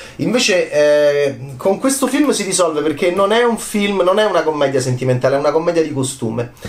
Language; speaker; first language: Italian; native; Italian